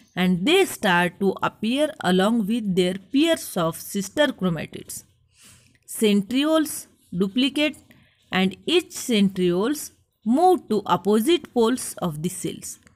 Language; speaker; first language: English; non-native, local second language; Marathi